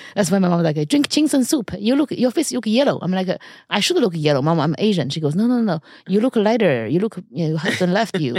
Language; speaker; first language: English; non-native, fluent; Chinese